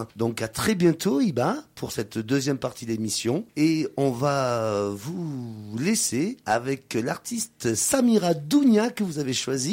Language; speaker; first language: French; native; French